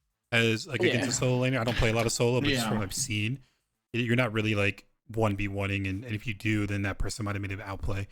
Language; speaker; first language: English; native; English